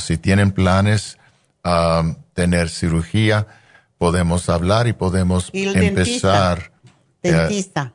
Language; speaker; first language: Spanish; non-native, fluent; English